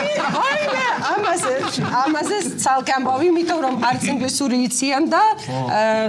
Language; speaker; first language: Georgian; non-native, fluent; Russian